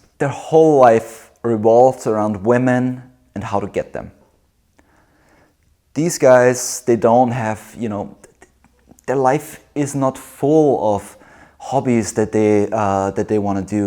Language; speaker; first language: English; non-native, fluent; German